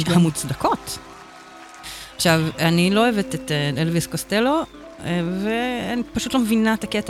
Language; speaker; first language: Hebrew; native; Hebrew